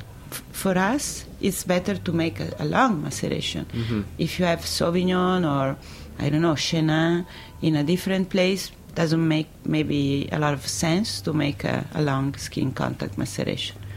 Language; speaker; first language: English; non-native, fluent; Italian